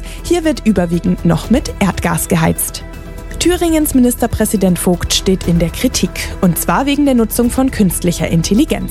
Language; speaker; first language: German; native; German